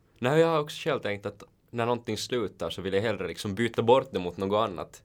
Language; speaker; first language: Swedish; native; Swedish